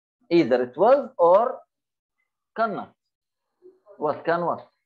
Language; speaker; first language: English; non-native, fluent; Arabic